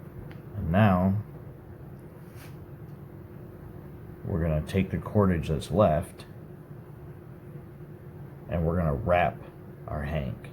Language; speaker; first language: English; native; English